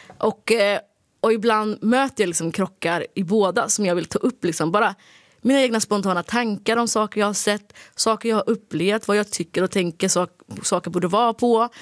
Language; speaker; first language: Swedish; early bilingual, other home language; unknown